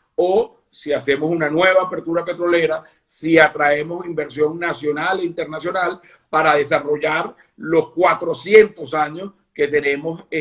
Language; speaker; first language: Spanish; native; Spanish